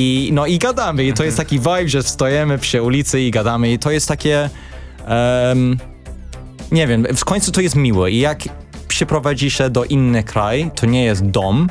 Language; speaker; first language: Polish; non-native, learner; English